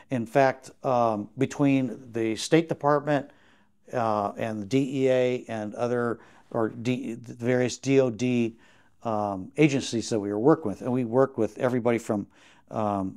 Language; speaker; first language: English; native; English